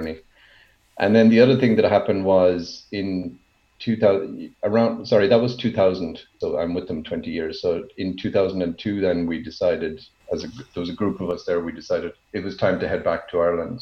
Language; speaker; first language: English; native; English